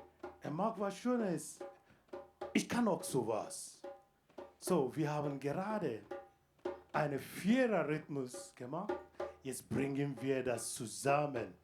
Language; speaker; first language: German; non-native, fluent; Igbo